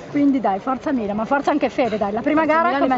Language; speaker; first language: Italian; native; Italian